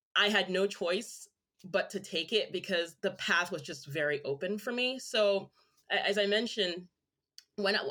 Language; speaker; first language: English; early bilingual, other home language; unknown